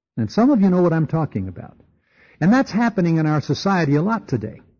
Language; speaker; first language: English; native; English